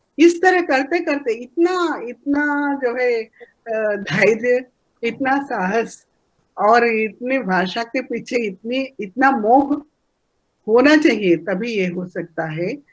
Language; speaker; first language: Hindi; non-native, local second language; Telugu